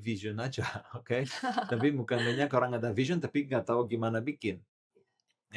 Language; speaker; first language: Indonesian; non-native, learner; Italian